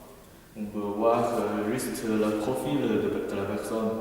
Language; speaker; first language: French; non-native, learner; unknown